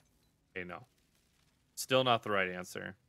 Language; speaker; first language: English; native; English